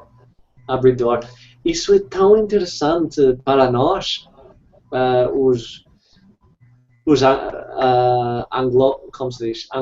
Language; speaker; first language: Portuguese; non-native, fluent; English